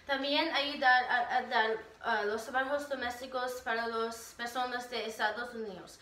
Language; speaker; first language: Spanish; non-native, learner; English